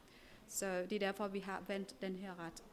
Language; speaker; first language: Danish; non-native, fluent; Vietnamese